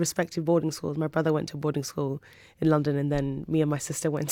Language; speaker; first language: English; native; English